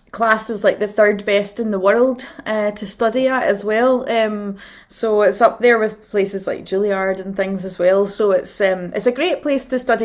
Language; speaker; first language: English; native; English